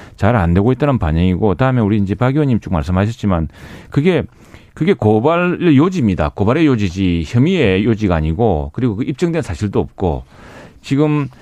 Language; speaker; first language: Korean; native; Korean